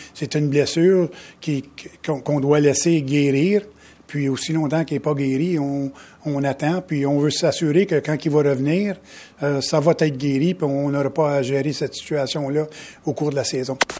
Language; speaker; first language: French; native; French